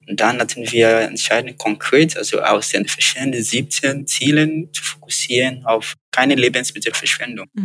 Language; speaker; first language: German; non-native, fluent; Yoruba